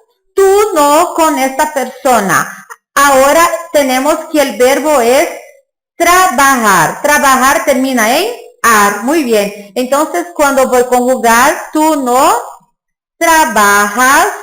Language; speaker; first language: Spanish; non-native, fluent; Portuguese